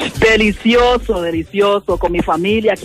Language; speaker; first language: Spanish; native; Spanish